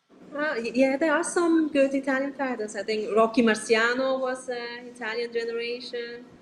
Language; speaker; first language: English; non-native, learner; Italian